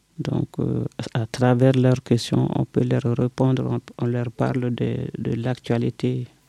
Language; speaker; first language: French; non-native, local second language; Bambara